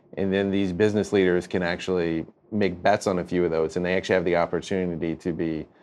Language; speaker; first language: English; native; English